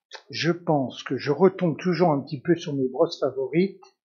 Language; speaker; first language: French; native; French